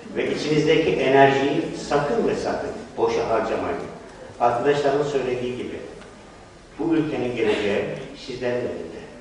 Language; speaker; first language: Turkish; non-native, fluent; English